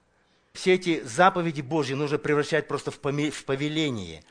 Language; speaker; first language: Russian; native; Russian